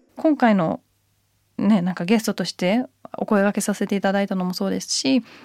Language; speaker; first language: Japanese; early bilingual, heritage; Japanese